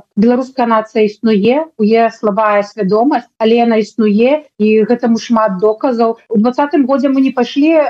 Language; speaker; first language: Belarusian; non-native, local second language; Russian